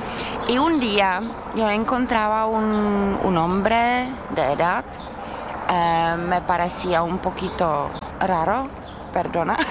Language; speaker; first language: Spanish; non-native, learner; Czech